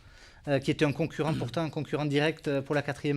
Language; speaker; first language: French; native; French